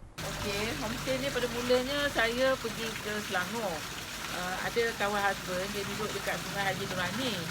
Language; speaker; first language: Malay; native; Malay